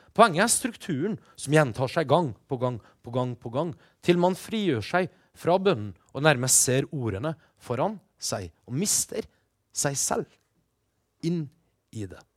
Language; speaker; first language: Norwegian; early bilingual, other home language; Persian